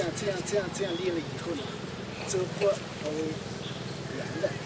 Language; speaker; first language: Chinese; native; Chinese